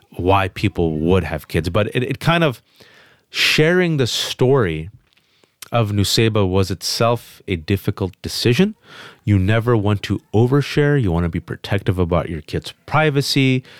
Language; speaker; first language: English; early bilingual, other home language; Urdu